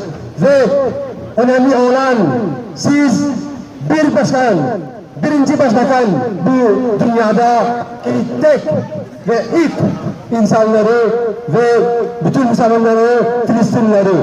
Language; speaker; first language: Turkish; non-native, learner; Morisyen